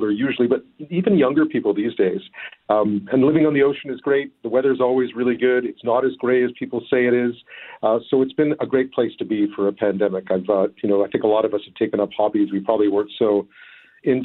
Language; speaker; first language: English; native; English